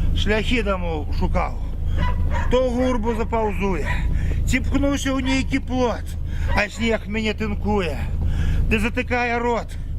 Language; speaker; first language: Belarusian; native; Belarusian